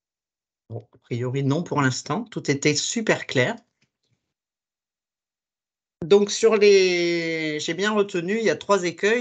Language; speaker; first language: French; native; French